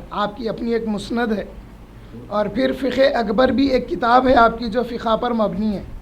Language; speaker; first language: Urdu; native; Urdu